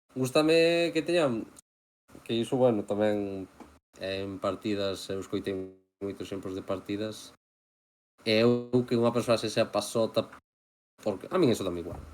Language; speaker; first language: Galician; native; Galician